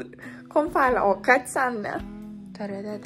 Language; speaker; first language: Vietnamese; non-native, learner; Russian